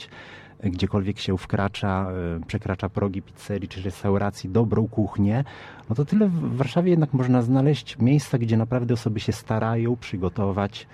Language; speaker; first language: Polish; early bilingual, heritage; Polish